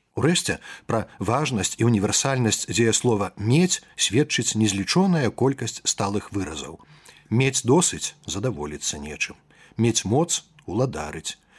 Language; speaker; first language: Belarusian; native; Belarusian